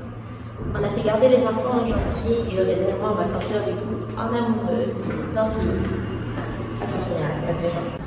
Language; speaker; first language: French; native; French